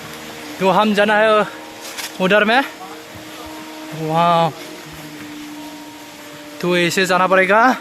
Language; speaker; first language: Hindi; non-native, local second language; Assamese